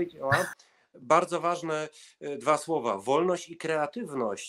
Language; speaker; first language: Polish; early bilingual, heritage; Polish